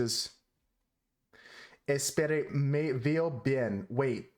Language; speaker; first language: Spanish; non-native, learner; English